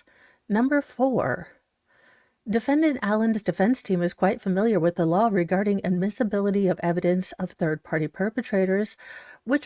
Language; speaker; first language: English; native; English